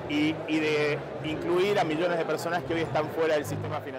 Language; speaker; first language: Spanish; native; Spanish